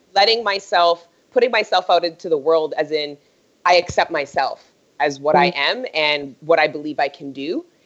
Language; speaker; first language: English; native; English